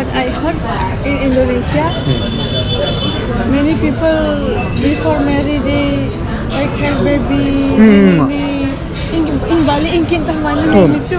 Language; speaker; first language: English; non-native, learner; Indonesian